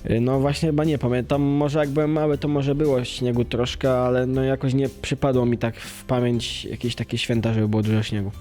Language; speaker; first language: Polish; native; Polish